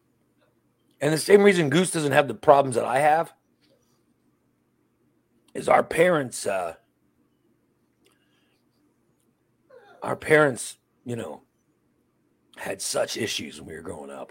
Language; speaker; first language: English; early bilingual, other home language; Spanish